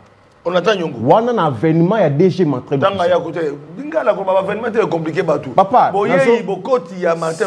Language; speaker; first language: French; non-native, local second language; Lingala